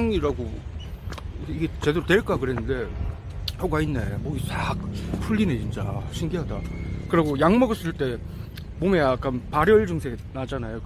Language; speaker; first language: Korean; native; Korean